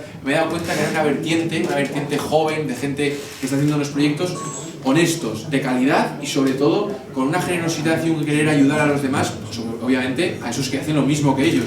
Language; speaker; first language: Spanish; native; Spanish